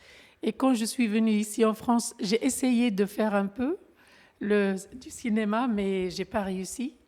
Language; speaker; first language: French; non-native, local second language; Arabic